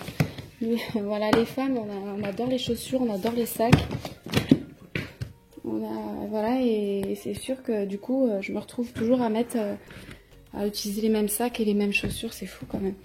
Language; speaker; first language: French; native; French